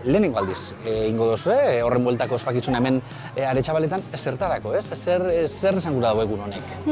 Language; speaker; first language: Basque; native; Basque